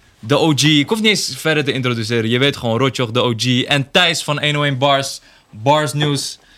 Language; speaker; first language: Dutch; early bilingual, other home language; Persian